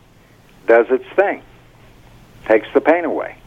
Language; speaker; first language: English; native; English